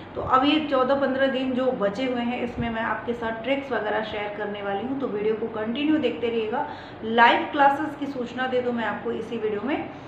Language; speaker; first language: Hindi; native; Hindi